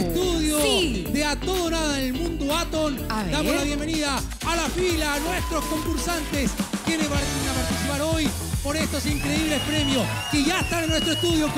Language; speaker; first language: Spanish; native; Spanish